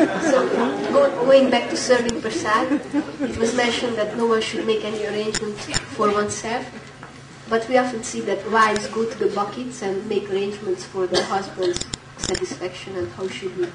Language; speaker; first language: English; non-native, fluent; Hungarian